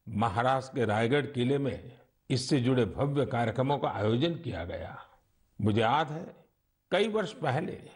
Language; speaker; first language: Hindi; non-native, local second language; Gujarati